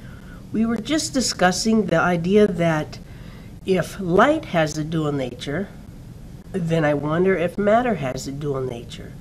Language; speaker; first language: English; native; English